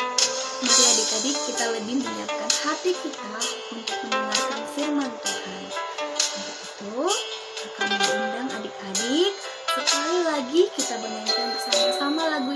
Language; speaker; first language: Indonesian; native; Indonesian